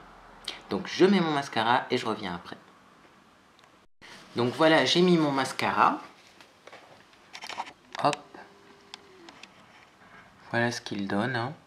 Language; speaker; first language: French; native; French